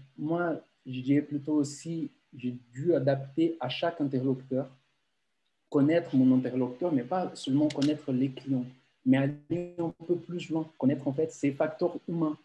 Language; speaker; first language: French; non-native, fluent; Portuguese